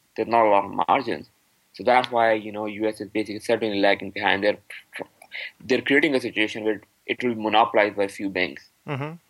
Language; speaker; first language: English; non-native, local second language; Urdu